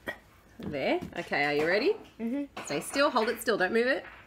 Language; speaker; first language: English; native; English